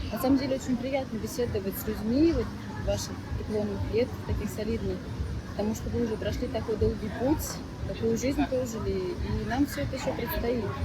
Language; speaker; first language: Russian; native; Russian